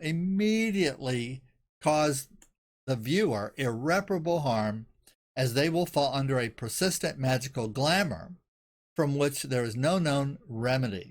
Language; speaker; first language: English; native; English